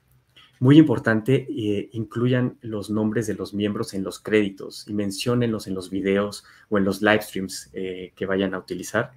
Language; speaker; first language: Spanish; native; Spanish